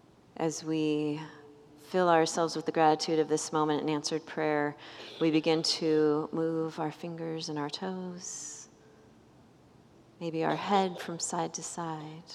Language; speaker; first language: English; native; English